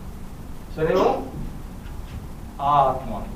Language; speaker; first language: Japanese; non-native, learner; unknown